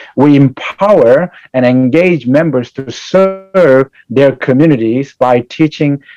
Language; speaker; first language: English; non-native, fluent; Korean